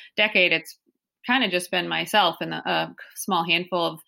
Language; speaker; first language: English; native; English